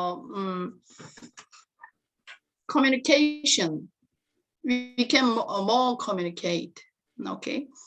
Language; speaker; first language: English; non-native, learner; Korean